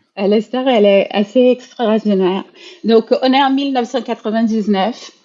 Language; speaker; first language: French; non-native, fluent; Portuguese